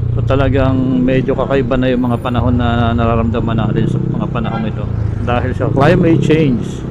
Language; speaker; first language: Filipino; native; Filipino